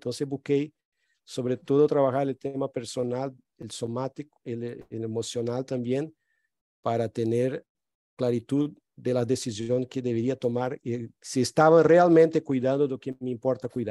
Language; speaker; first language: Spanish; non-native, fluent; Portuguese